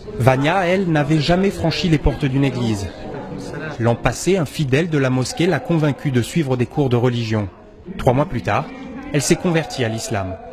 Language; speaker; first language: French; native; French